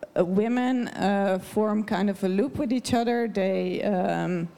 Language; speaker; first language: English; non-native, fluent; Dutch